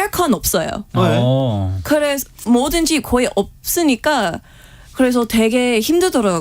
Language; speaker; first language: Korean; non-native, fluent; English